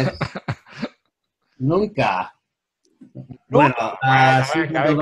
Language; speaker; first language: Spanish; non-native, fluent; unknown